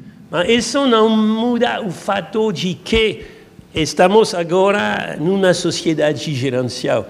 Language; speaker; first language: Portuguese; non-native, learner; French